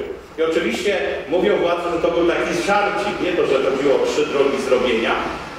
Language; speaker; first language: Polish; native; Polish